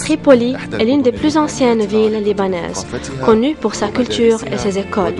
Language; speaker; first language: French; non-native, local second language; Arabic